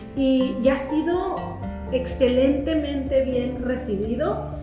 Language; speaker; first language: Spanish; early bilingual, heritage; Spanish